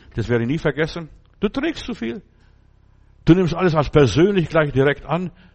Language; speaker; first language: German; non-native, fluent; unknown